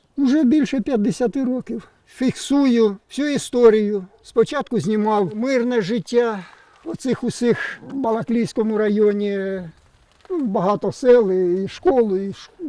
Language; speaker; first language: Ukrainian; native; Ukrainian